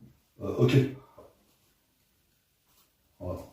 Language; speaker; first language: French; native; French